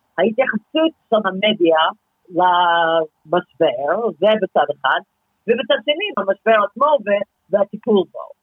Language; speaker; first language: Hebrew; non-native, fluent; English